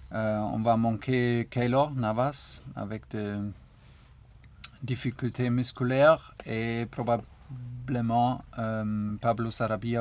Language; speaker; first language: French; non-native, learner; German